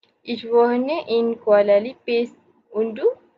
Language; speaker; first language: German; non-native, learner; Malay